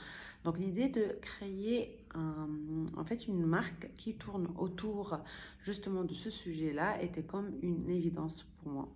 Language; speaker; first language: French; non-native, local second language; Arabic